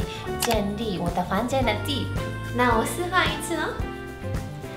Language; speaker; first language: Chinese; non-native, fluent; Japanese